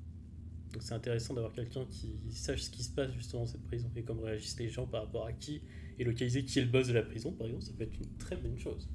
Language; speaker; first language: French; native; French